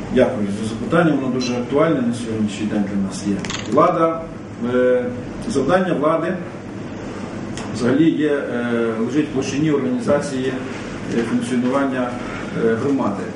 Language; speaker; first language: Ukrainian; native; Ukrainian